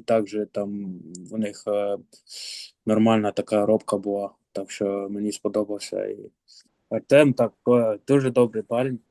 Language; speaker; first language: Ukrainian; early bilingual, heritage; Ukrainian